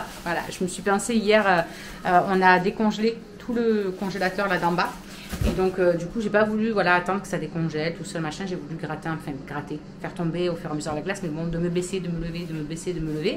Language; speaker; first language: French; native; French